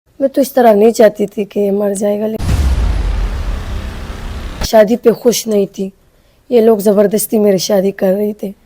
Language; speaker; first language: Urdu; non-native, local second language; Pashto